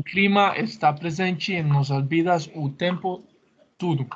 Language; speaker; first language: Portuguese; non-native, learner; Spanish